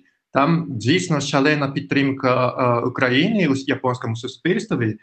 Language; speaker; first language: Ukrainian; non-native, fluent; Japanese